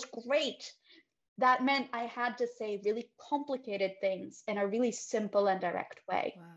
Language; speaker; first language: English; non-native, fluent; Swedish